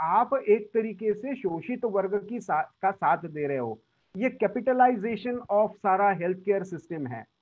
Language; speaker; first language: Hindi; non-native, local second language; Marathi